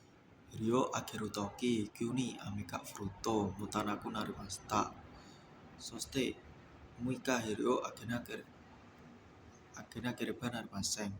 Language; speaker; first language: Japanese; non-native, learner; Indonesian